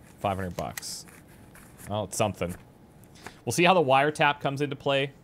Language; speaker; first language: English; native; English